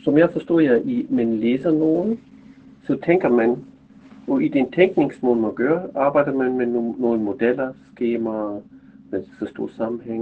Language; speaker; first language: Danish; non-native, fluent; German